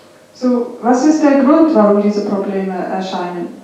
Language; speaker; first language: German; non-native, fluent; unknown